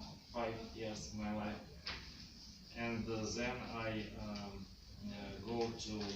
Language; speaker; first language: English; non-native, learner; Russian